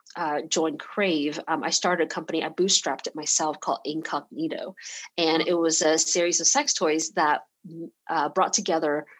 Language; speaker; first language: English; early bilingual, other home language; Chinese